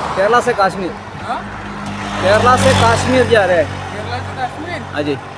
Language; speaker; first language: Hindi; non-native, local second language; Malayalam